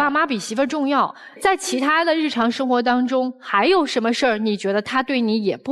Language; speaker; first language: Chinese; native; Chinese